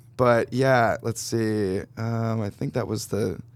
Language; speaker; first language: English; native; English